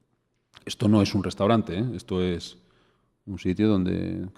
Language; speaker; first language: Spanish; native; Spanish